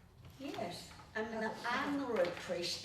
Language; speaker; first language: English; non-native, learner; Chinese